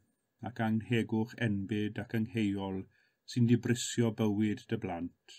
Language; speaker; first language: Welsh; native; Welsh